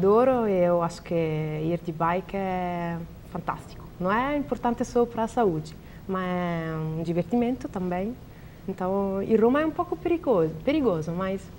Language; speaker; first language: Portuguese; non-native, learner; Italian